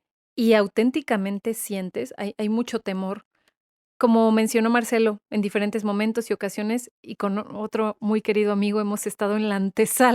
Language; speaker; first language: Spanish; native; Spanish